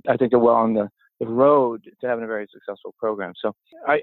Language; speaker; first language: English; native; English